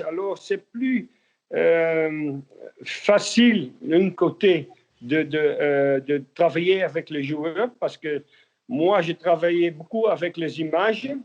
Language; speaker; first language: French; non-native, learner; Dutch